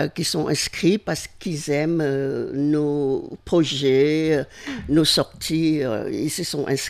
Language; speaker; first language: French; non-native, fluent; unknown